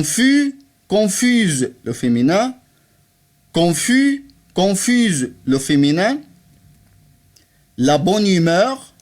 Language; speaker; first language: French; non-native, fluent; Arabic